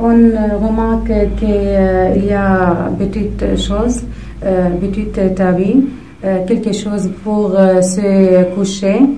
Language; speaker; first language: French; non-native, fluent; Arabic